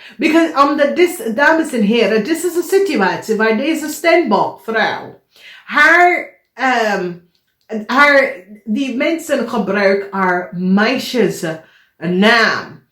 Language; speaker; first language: Dutch; non-native, learner; English